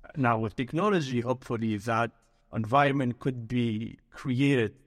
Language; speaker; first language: English; early bilingual, other home language; Arabic